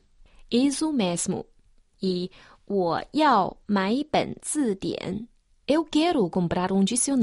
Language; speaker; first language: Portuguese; non-native, fluent; Chinese